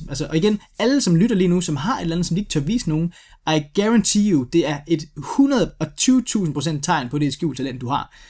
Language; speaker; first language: Danish; native; Danish